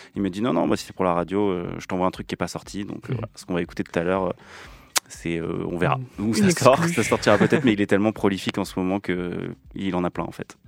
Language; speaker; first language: French; native; French